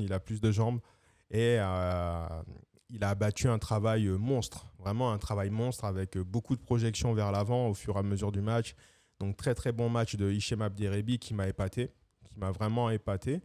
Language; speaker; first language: French; native; French